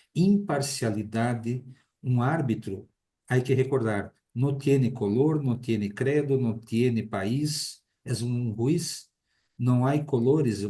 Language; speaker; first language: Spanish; non-native, learner; Portuguese